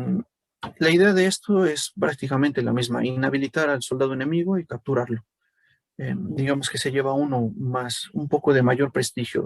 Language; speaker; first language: Spanish; native; Spanish